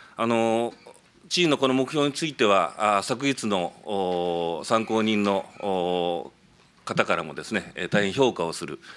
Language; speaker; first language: Japanese; native; Japanese